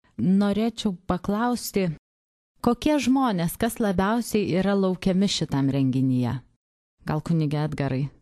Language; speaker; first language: Lithuanian; native; Lithuanian